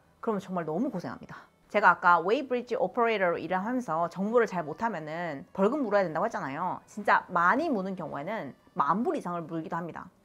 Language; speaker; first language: Korean; native; Korean